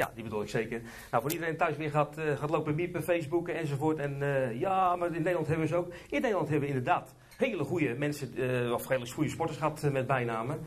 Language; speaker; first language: Dutch; native; Dutch